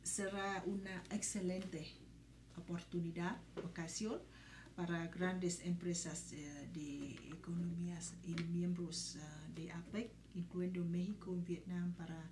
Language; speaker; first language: Spanish; non-native, fluent; Vietnamese